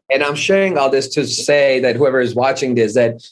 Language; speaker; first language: English; non-native, fluent; Armenian